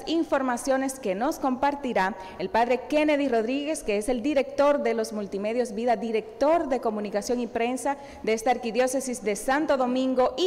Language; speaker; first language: Spanish; native; Spanish